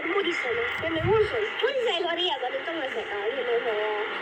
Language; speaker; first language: Cantonese; early bilingual, heritage; Cantonese